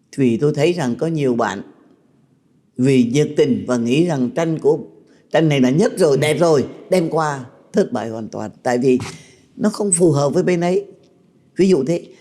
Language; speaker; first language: Vietnamese; native; Vietnamese